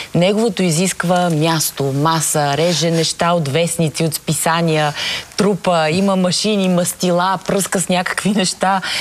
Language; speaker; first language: Bulgarian; native; Bulgarian